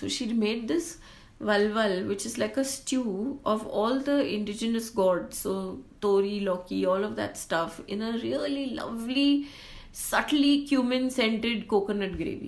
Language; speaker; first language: English; non-native, local second language; Gujarati